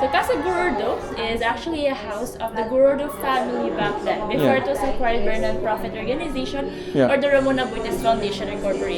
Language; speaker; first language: English; non-native, local second language; Filipino